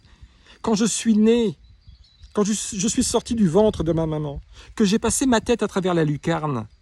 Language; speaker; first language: French; native; French